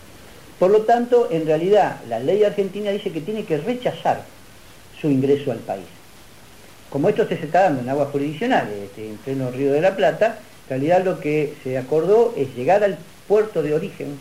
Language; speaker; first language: Spanish; native; Spanish